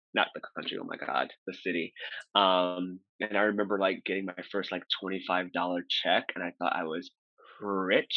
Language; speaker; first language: English; native; English